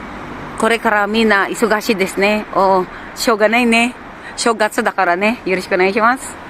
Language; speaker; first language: Japanese; non-native, learner; Filipino